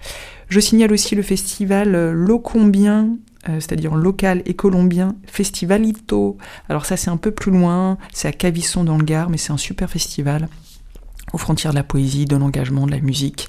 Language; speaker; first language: French; native; French